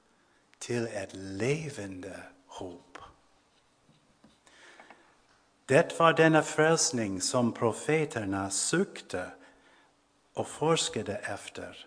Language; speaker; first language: Swedish; non-native, fluent; English